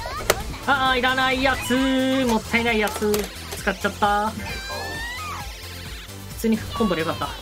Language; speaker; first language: Japanese; native; Japanese